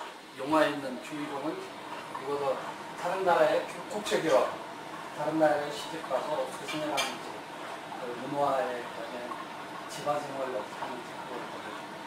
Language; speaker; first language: Korean; non-native, fluent; Kyrgyz